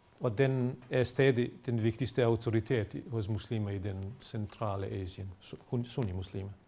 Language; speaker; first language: Danish; non-native, fluent; Bosnian